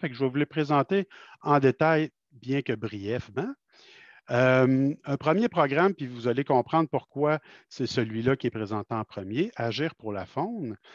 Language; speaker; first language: French; native; French